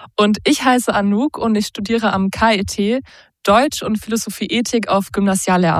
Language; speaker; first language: German; native; German